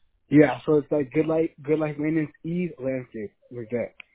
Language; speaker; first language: English; early bilingual, other home language; Spanish